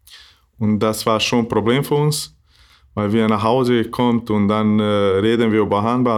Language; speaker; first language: German; non-native, learner; Bosnian